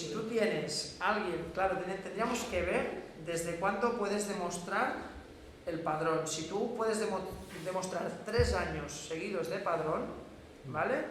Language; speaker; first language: Spanish; native; Spanish